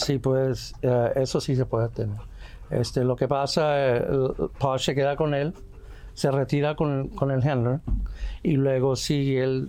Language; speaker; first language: Spanish; early bilingual, heritage; Spanish